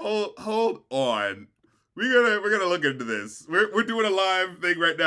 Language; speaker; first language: English; native; English